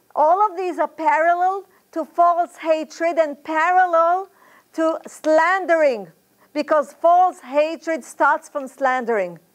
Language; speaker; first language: English; non-native, fluent; Hebrew